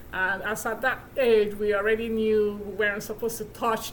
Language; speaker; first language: English; non-native, local second language; Igbo